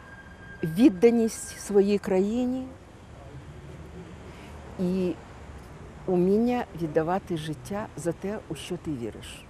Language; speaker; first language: Ukrainian; native; Ukrainian